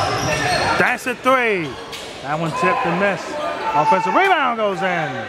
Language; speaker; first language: English; native; English